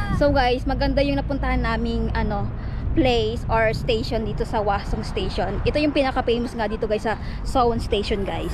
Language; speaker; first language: Filipino; native; Filipino